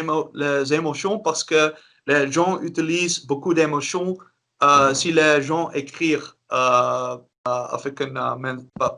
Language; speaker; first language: French; non-native, learner; Dutch